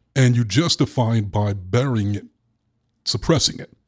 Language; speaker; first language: English; native; English